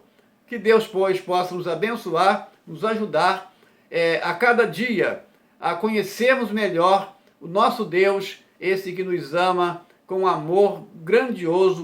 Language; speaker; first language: Portuguese; native; Portuguese